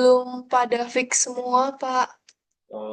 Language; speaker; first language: Indonesian; native; Indonesian